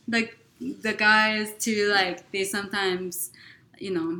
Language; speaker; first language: English; non-native, fluent; Japanese